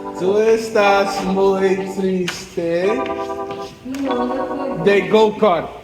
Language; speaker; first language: Spanish; non-native, learner; English